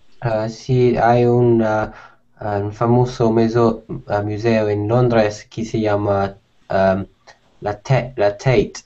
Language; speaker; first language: Spanish; non-native, learner; English